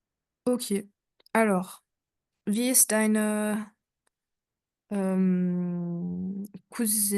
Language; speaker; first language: German; non-native, learner; French